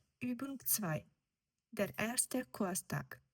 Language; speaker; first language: German; non-native, fluent; Ukrainian